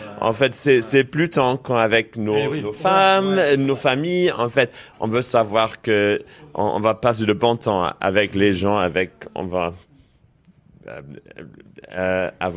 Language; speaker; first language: French; non-native, learner; English